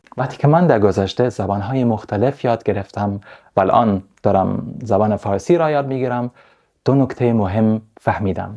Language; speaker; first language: Persian; non-native, fluent; German